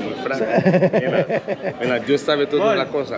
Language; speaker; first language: Spanish; non-native, learner; Haitian Creole